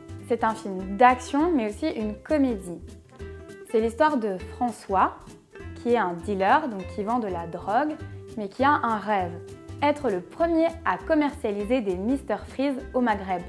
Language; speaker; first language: French; native; French